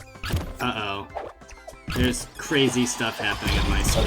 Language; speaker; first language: English; native; English